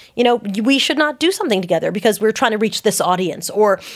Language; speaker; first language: English; native; English